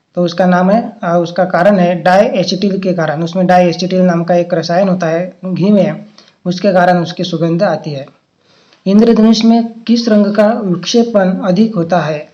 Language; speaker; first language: Hindi; non-native, local second language; Marathi